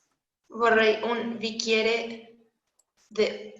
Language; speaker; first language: Italian; non-native, learner; Spanish